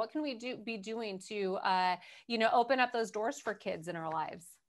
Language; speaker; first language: English; native; English